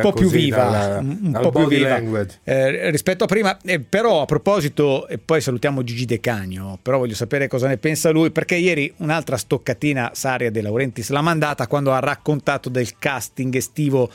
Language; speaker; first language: Italian; native; Italian